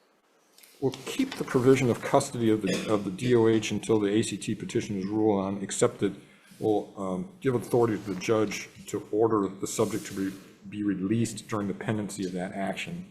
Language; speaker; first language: English; native; English